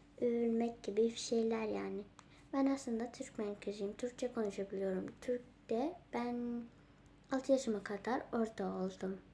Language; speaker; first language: Turkish; early bilingual, heritage; Turkmen